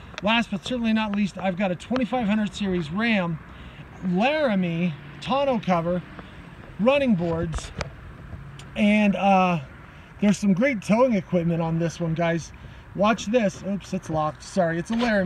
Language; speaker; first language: English; native; English